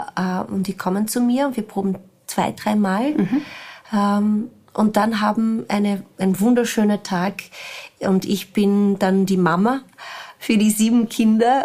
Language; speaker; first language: German; non-native, fluent; Portuguese